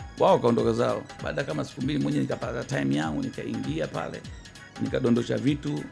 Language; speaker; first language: Swahili; native; Swahili